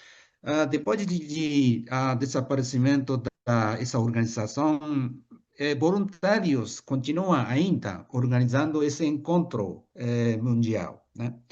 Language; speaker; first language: Portuguese; non-native, fluent; Japanese